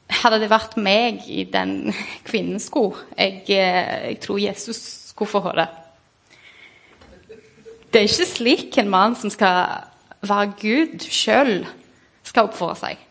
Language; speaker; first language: Norwegian; non-native, fluent; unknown